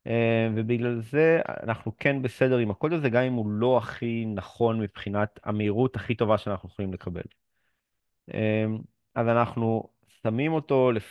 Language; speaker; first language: Hebrew; native; Hebrew